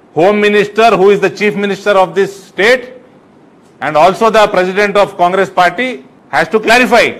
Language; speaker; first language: Hindi; non-native, local second language; Telugu